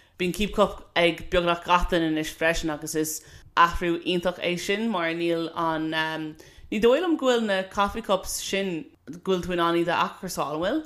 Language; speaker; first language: Irish; non-native, local second language; English